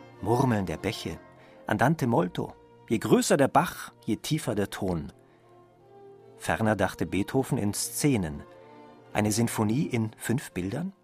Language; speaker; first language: German; native; German